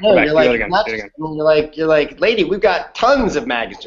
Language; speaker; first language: English; native; English